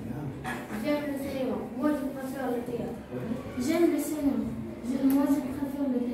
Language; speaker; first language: French; non-native, learner; Arabic